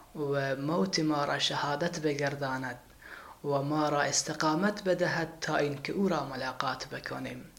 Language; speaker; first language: Persian; native; Persian